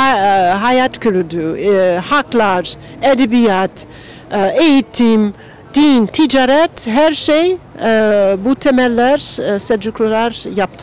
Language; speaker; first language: Turkish; non-native, learner; English